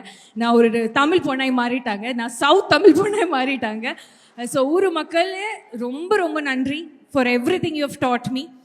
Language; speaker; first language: Tamil; non-native, learner; Malayalam